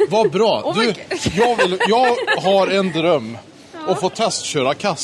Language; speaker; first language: Swedish; native; Swedish